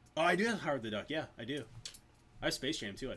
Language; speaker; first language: English; native; English